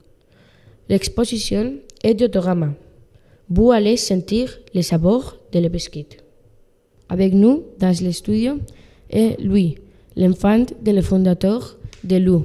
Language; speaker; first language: French; non-native, learner; Spanish